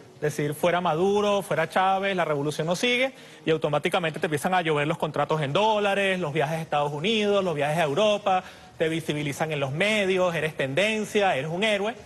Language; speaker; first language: Spanish; native; Spanish